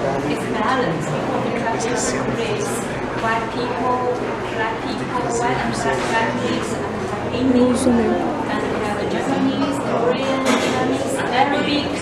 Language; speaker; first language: English; non-native, learner; Chinese